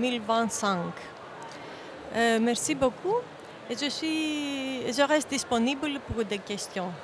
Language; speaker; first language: French; non-native, fluent; Greek